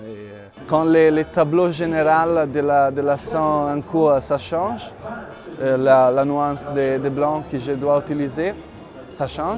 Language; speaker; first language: French; non-native, learner; Italian